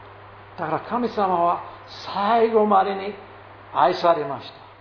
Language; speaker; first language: Japanese; non-native, fluent; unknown